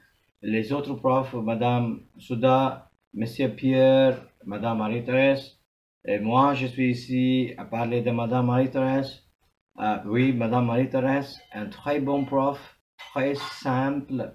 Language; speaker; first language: French; non-native, fluent; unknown